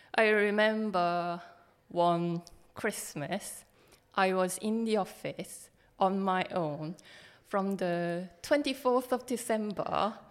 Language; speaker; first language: English; non-native, fluent; Korean